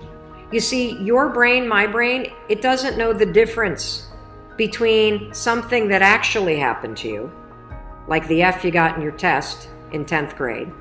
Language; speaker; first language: English; native; English